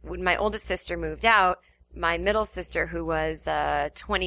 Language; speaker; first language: English; native; English